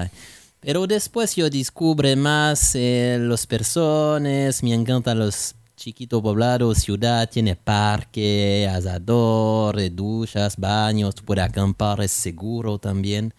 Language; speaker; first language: Spanish; non-native, learner; French